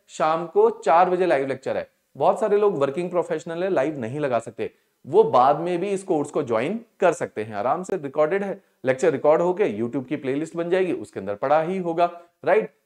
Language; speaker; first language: Hindi; non-native, local second language; Punjabi